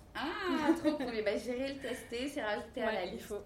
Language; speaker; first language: French; native; French